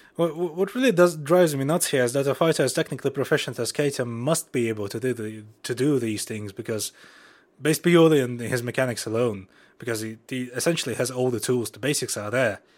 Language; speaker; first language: English; non-native, fluent; Russian